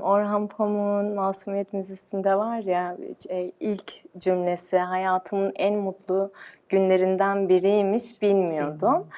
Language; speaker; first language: Turkish; early bilingual, heritage; Turkish